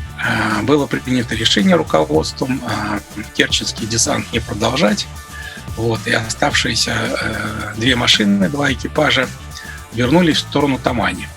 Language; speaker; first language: Russian; native; Russian